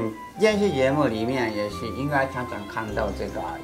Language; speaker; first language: Chinese; non-native, fluent; Japanese